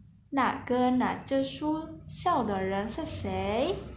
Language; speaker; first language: Chinese; non-native, learner; Indonesian